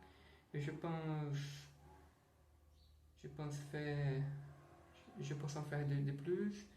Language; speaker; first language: French; non-native, learner; Portuguese